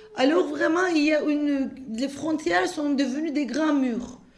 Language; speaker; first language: French; non-native, fluent; Turkish